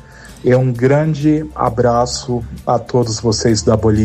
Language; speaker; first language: Spanish; non-native, learner; Portuguese